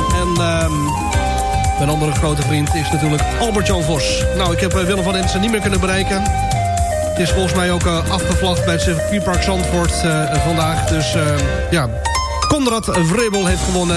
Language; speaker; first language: Dutch; native; Dutch